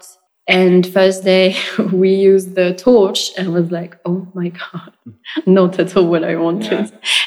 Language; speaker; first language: English; non-native, fluent; French